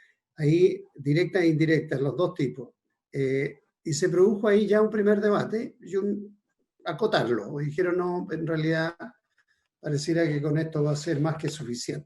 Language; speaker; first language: Spanish; native; Spanish